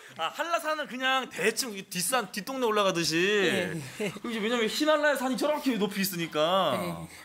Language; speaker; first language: Korean; native; Korean